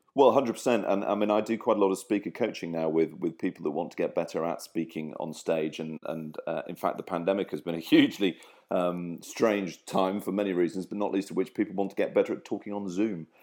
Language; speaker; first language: English; native; English